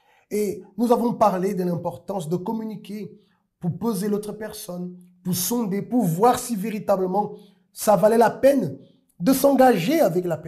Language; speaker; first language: French; non-native, fluent; Portuguese